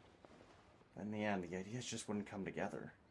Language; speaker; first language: English; native; English